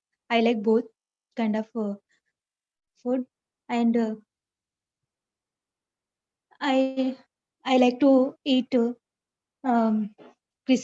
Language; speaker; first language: English; non-native, learner; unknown